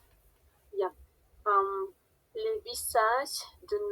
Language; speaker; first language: French; non-native, learner; Spanish